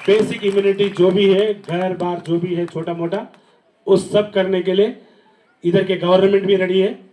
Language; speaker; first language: Hindi; non-native, local second language; Lambadi